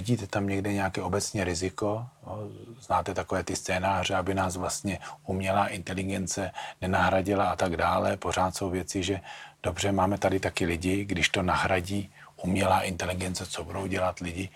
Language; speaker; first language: Czech; native; Czech